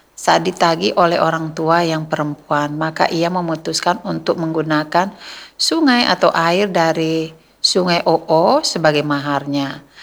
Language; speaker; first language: Indonesian; native; Indonesian